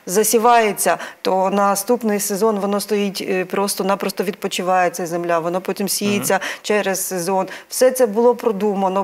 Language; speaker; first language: Ukrainian; native; Ukrainian